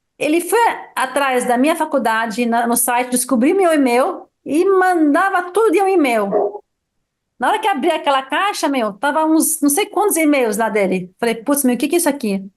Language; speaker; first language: Portuguese; non-native, fluent; Arabic